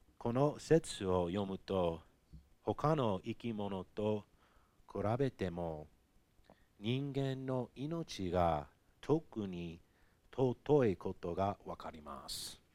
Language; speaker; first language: Japanese; non-native, fluent; English